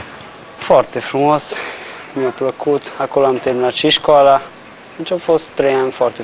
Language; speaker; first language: Romanian; non-native, local second language; Hungarian